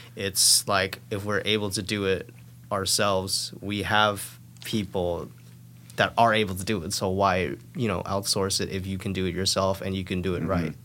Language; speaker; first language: English; non-native, fluent; Thai